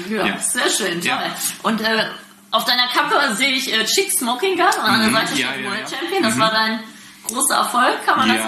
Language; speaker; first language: German; native; German